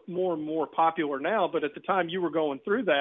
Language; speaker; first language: English; native; English